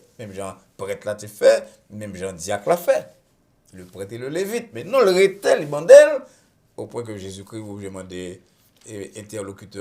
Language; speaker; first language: French; non-native, local second language; Haitian Creole